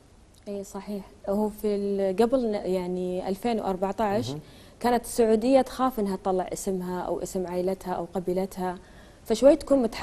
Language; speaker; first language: Arabic; native; Arabic